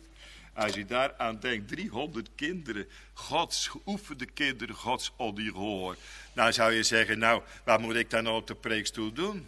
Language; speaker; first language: Dutch; native; Dutch